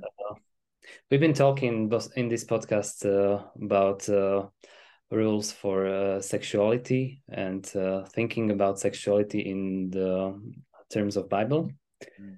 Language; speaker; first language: English; non-native, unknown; Slovak